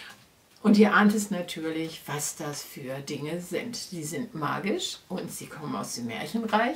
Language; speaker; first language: German; native; German